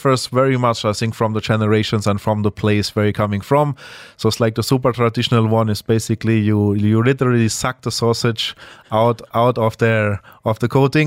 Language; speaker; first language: English; non-native, fluent; German